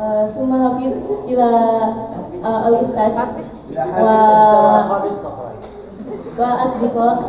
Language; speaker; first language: Arabic; non-native, learner; Indonesian